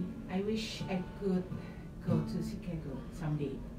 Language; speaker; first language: English; non-native, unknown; Indonesian